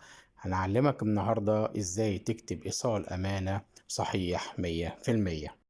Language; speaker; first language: Arabic; native; Arabic